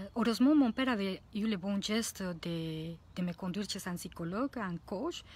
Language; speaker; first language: French; non-native, fluent; Spanish